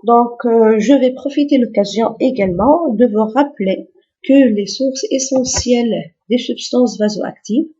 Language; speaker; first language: French; non-native, local second language; Arabic